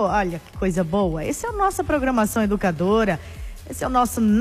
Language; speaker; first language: Portuguese; native; Portuguese